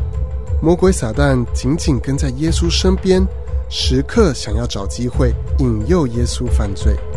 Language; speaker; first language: Chinese; native; Chinese